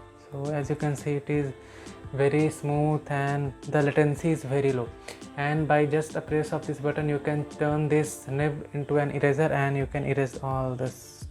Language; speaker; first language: English; non-native, local second language; Hindi